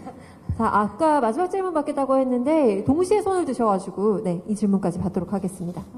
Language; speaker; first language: Korean; native; Korean